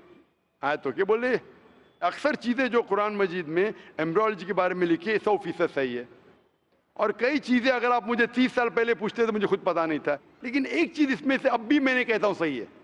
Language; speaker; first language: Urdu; non-native, local second language; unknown